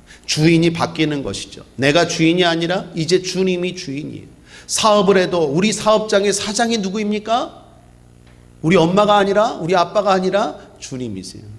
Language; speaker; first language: Korean; native; Korean